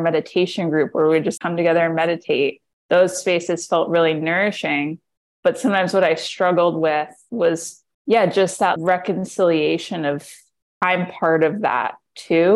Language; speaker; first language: English; native; English